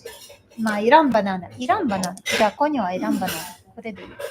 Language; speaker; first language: Japanese; non-native, learner; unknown